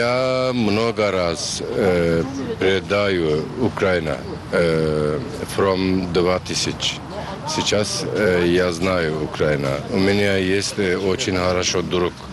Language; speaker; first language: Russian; non-native, learner; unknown